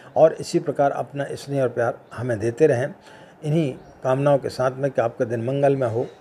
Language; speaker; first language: Hindi; native; Hindi